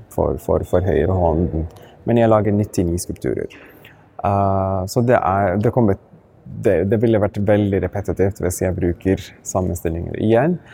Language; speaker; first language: Norwegian; non-native, fluent; Arabic